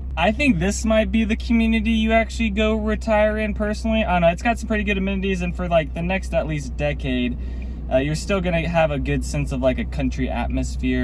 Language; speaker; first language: English; native; English